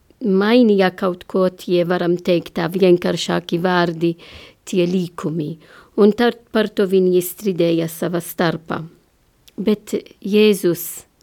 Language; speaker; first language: Latvian; non-native, learner; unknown